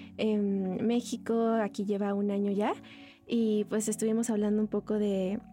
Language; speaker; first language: Spanish; native; Spanish